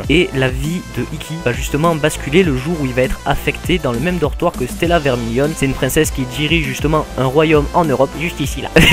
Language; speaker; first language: French; native; French